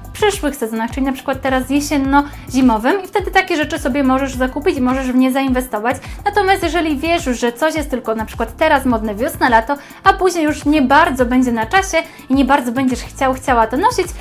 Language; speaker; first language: Polish; native; Polish